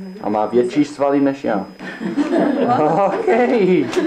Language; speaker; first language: Czech; early bilingual, heritage; Czech